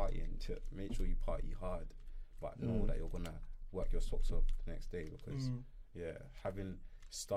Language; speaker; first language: English; native; English